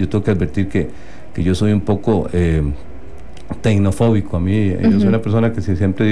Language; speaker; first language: Spanish; native; Spanish